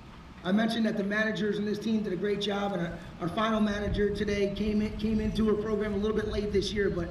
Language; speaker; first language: English; native; English